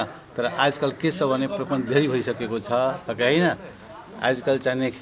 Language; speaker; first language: Nepali; non-native, local second language; Bhojpuri